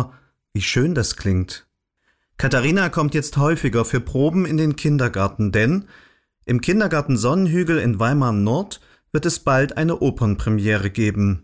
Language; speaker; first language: German; native; German